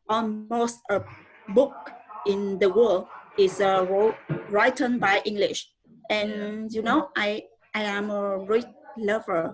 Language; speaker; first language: English; non-native, learner; Vietnamese